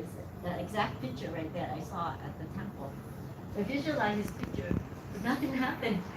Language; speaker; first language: English; non-native, learner; Vietnamese